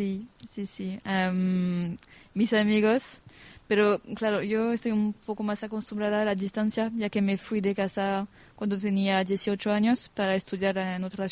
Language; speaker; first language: Spanish; non-native, fluent; French